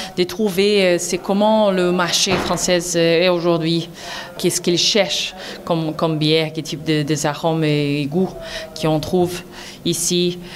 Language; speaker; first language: French; non-native, fluent; Portuguese